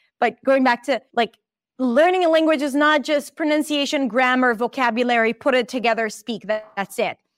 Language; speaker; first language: English; non-native, fluent; Hebrew